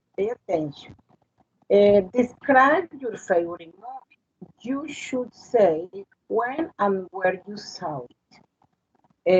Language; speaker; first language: English; non-native, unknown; Spanish